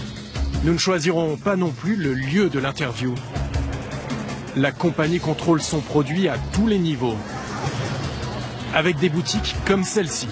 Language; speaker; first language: French; native; French